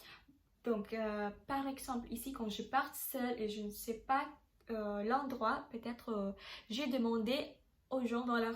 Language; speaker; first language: French; non-native, learner; Indonesian